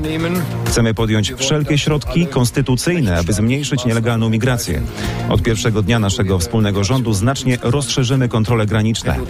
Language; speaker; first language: Polish; native; Polish